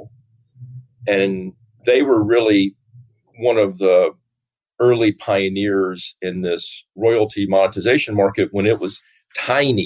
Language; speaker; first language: English; native; English